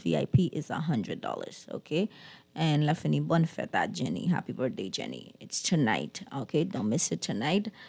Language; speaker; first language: English; non-native, fluent; Haitian Creole